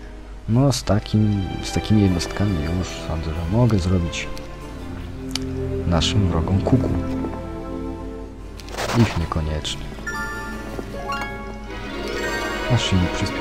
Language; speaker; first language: Polish; native; Polish